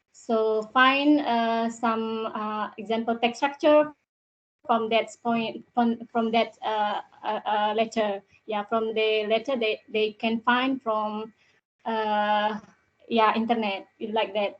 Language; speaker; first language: English; non-native, learner; Indonesian